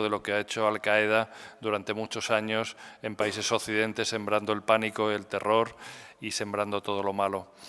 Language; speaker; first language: Spanish; native; Spanish